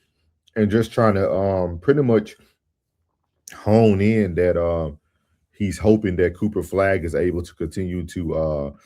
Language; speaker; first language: English; native; English